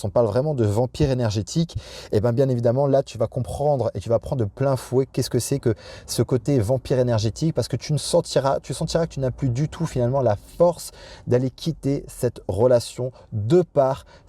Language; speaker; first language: French; native; French